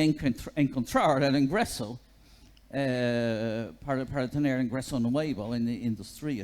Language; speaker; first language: Spanish; non-native, fluent; English